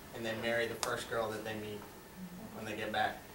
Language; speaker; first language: English; native; English